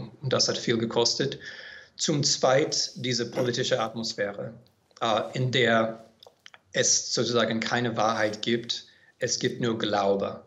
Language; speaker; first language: German; non-native, fluent; English